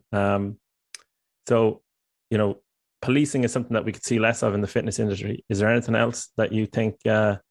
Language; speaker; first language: English; native; English